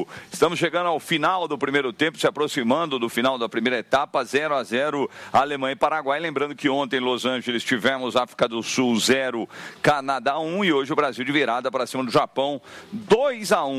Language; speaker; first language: Portuguese; native; Portuguese